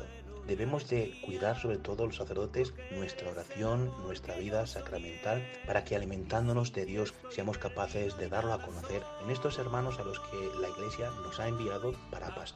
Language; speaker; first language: Spanish; native; Spanish